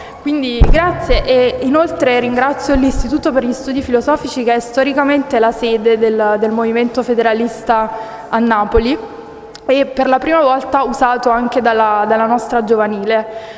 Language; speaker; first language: Italian; native; Italian